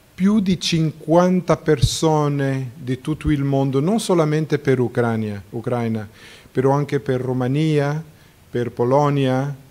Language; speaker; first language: Italian; non-native, fluent; Portuguese